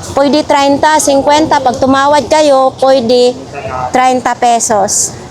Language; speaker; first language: Filipino; non-native, local second language; Masbatenyo